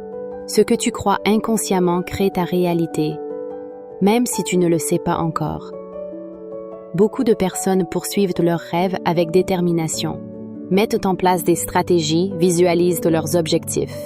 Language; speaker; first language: French; native; French